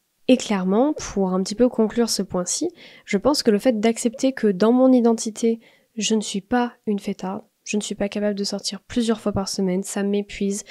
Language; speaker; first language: French; native; French